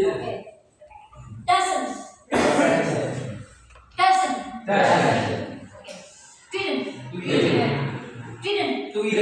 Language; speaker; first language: English; non-native, learner; Indonesian